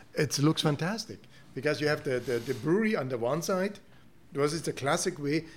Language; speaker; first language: English; non-native, fluent; German